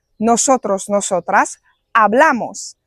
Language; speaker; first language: Spanish; non-native, fluent; Polish